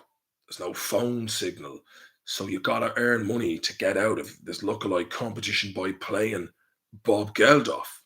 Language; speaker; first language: English; native; English